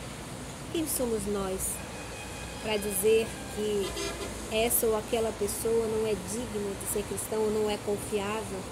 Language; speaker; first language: Portuguese; native; Portuguese